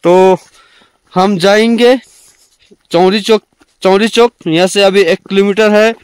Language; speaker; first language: Hindi; non-native, local second language; Nepali